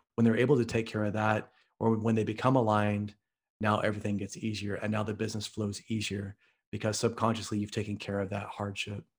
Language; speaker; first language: English; native; English